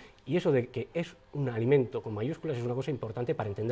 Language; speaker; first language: Spanish; native; Spanish